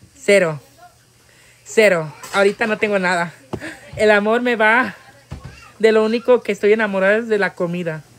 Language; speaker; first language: Spanish; early bilingual, heritage; Spanish